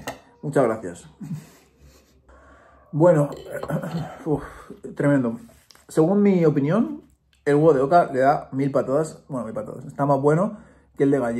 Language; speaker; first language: Spanish; native; Spanish